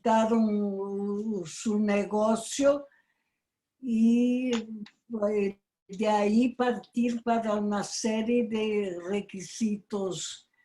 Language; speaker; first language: Spanish; non-native, fluent; Portuguese